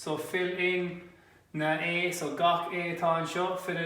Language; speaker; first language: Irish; non-native, local second language; English